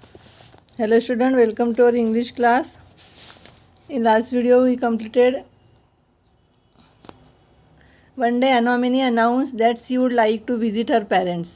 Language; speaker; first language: English; non-native, local second language; Marathi